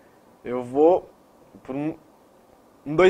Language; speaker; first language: Portuguese; non-native, fluent; Spanish